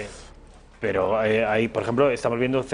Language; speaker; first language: Spanish; native; Spanish